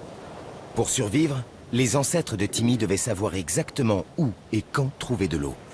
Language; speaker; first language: French; native; French